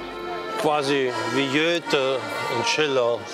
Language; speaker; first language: German; native; German